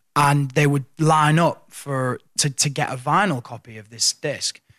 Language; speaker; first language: English; native; English